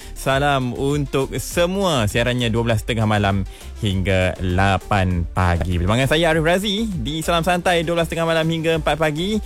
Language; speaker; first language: Malay; native; Malay